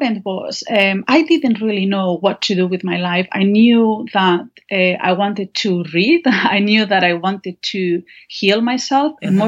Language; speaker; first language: English; non-native, fluent; Spanish